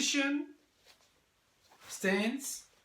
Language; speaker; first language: English; non-native, learner; French